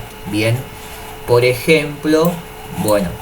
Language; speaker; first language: Spanish; native; Spanish